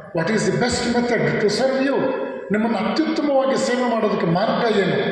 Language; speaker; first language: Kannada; non-native, local second language; Telugu